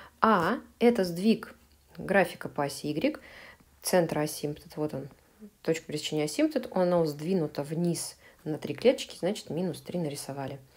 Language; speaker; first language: Russian; native; Russian